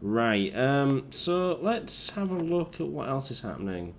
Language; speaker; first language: English; native; English